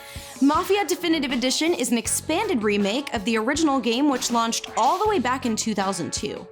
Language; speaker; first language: English; native; English